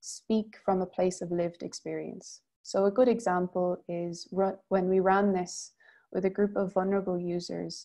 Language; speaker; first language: English; native; English